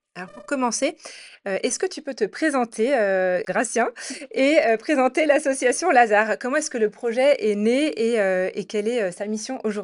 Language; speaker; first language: French; native; French